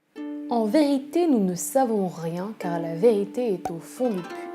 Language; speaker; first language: French; native; French